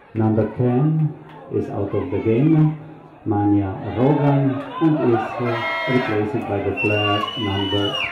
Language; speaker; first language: English; non-native, fluent; Slovenian